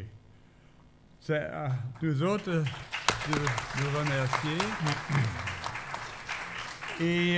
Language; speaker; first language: French; non-native, fluent; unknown